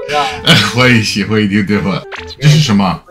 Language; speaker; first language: Chinese; non-native, fluent; English